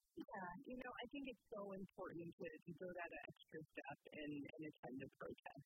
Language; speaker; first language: English; native; English